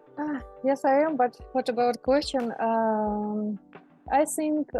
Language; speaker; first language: English; non-native, learner; Russian